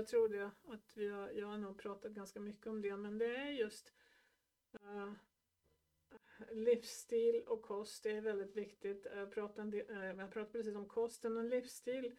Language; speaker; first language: Swedish; native; Swedish